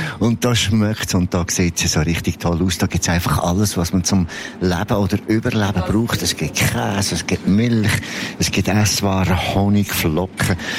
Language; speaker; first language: German; native; German